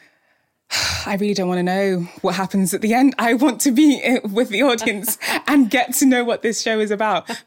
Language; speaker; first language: English; native; English